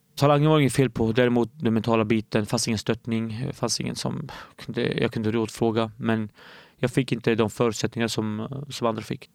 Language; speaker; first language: Swedish; early bilingual, other home language; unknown